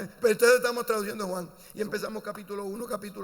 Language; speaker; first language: Spanish; native; Spanish